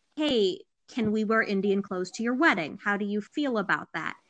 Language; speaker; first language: English; early bilingual, other home language; Hindi